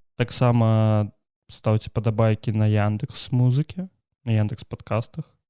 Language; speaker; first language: Belarusian; native; Belarusian